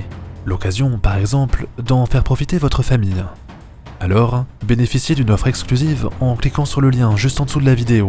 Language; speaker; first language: French; native; French